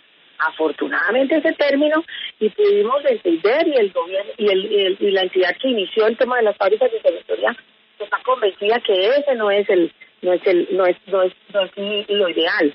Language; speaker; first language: Spanish; native; Spanish